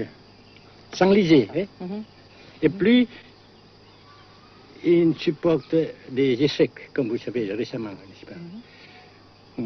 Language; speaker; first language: French; non-native, fluent; Vietnamese